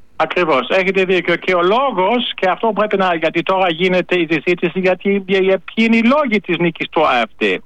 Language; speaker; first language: Greek; non-native, fluent; German